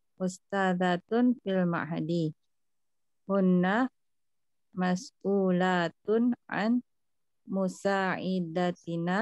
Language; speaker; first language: Arabic; non-native, learner; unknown